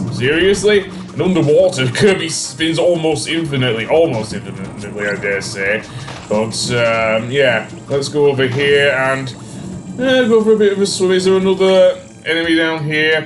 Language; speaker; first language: English; native; English